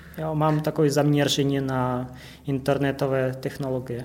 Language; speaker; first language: Czech; non-native, fluent; Russian